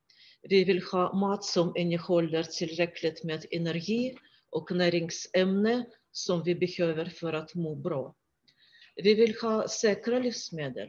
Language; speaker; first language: Swedish; non-native, fluent; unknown